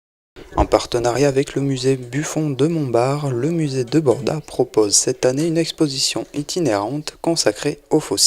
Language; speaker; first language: French; native; French